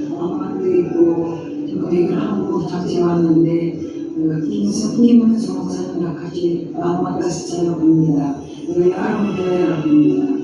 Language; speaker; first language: Korean; non-native, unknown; Russian